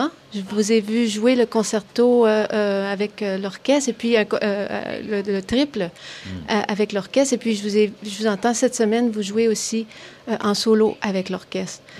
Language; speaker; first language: French; native; French